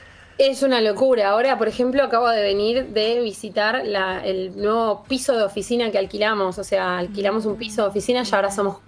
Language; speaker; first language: Spanish; native; Spanish